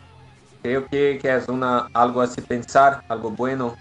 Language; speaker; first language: Spanish; non-native, learner; Portuguese